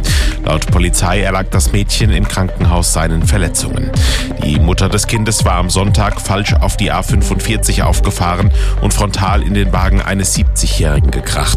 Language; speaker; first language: German; native; German